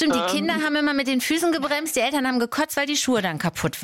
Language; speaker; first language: German; native; German